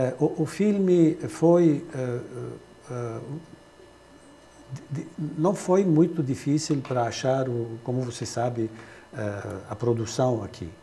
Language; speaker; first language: Portuguese; non-native, fluent; Arabic